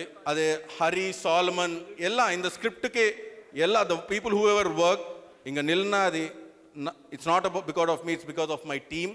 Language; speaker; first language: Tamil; non-native, learner; Telugu